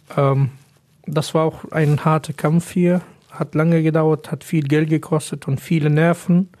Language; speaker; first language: German; non-native, fluent; Pashto